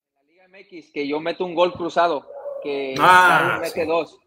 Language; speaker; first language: Spanish; early bilingual, heritage; Spanish